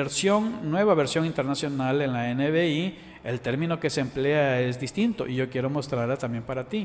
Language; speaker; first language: Spanish; native; Spanish